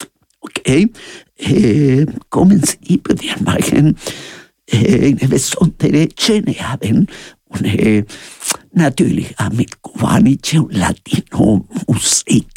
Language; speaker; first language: German; non-native, learner; Spanish